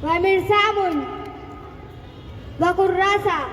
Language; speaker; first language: Arabic; non-native, learner; Urdu